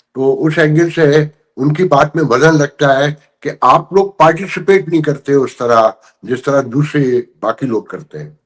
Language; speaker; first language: Urdu; native; Urdu